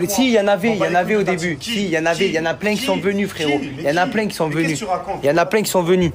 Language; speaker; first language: French; native; French